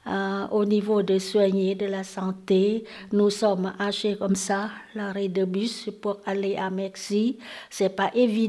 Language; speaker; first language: French; non-native, learner; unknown